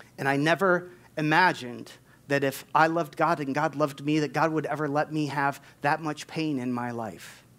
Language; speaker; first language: English; native; English